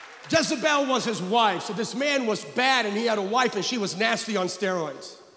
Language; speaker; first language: English; early bilingual, other home language; Spanish